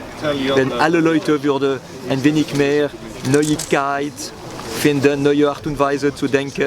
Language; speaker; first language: German; non-native, local second language; French